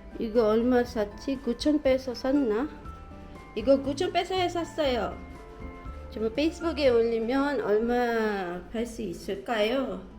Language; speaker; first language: Korean; non-native, fluent; Filipino